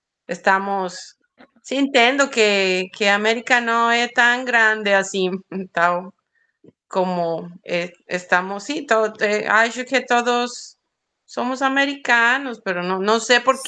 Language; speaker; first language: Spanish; non-native, learner; Portuguese